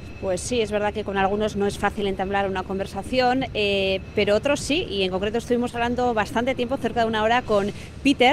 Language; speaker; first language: Spanish; native; Spanish